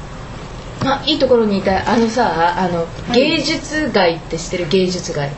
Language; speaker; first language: Japanese; non-native, learner; Chinese